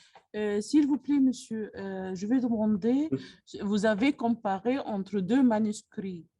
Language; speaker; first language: French; non-native, fluent; Arabic